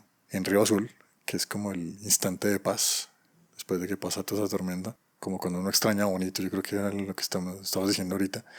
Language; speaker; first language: Spanish; native; Spanish